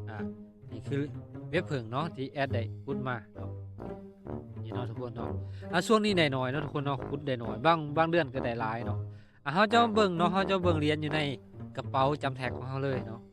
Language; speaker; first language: Thai; non-native, local second language; Northeastern Thai